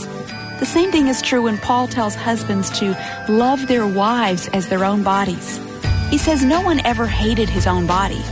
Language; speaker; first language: English; native; English